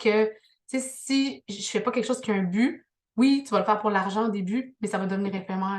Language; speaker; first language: French; native; French